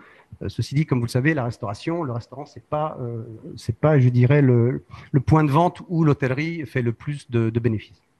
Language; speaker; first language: French; native; French